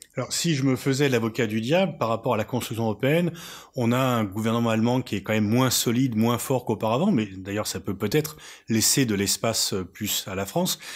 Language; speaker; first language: French; native; French